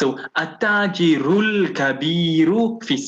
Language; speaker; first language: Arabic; non-native, fluent; English